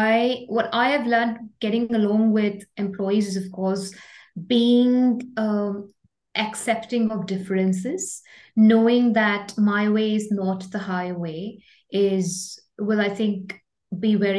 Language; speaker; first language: English; non-native, local second language; Hindi